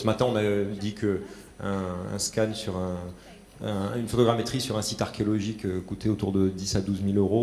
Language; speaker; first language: French; native; French